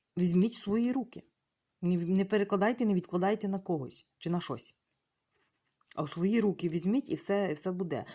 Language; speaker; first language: Ukrainian; non-native, local second language; Russian